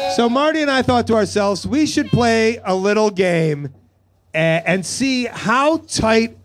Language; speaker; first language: English; native; English